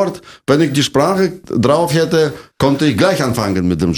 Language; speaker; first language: German; non-native, fluent; Russian